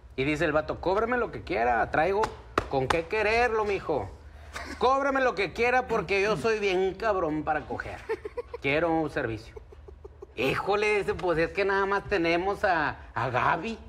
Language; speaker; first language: Spanish; native; Spanish